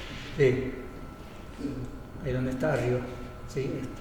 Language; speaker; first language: Spanish; non-native, local second language; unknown